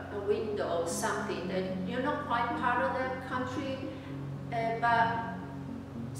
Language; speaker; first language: English; non-native, fluent; Italian